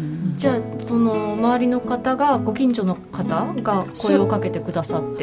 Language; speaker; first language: Japanese; native; Japanese